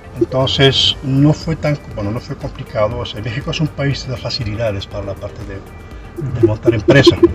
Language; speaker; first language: Spanish; non-native, fluent; Arabic